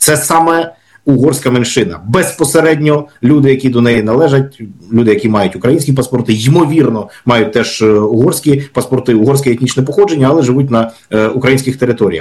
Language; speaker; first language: Ukrainian; native; Ukrainian